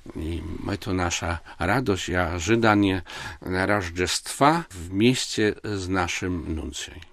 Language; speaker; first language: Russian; non-native, local second language; Belarusian